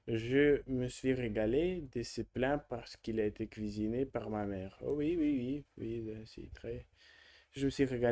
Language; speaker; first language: French; non-native, learner; Russian